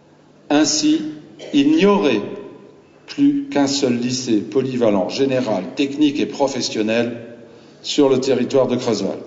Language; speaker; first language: French; native; French